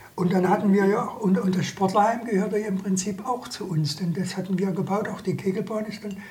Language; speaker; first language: German; native; German